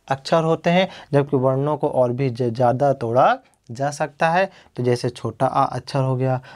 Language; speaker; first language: Hindi; native; Hindi